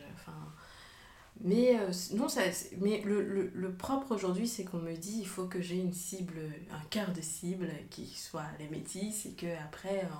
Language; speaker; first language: French; native; French